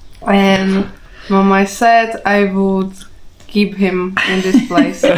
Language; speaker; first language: English; non-native, learner; Czech